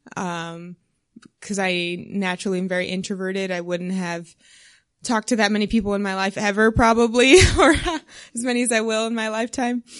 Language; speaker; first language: English; native; English